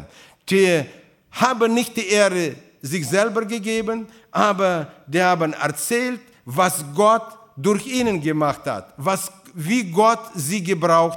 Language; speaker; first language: German; non-native, fluent; Russian